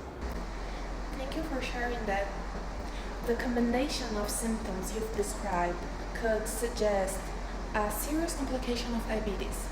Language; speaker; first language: English; non-native, fluent; Portuguese